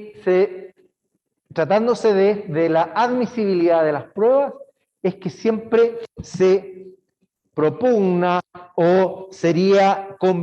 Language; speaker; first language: Spanish; native; Spanish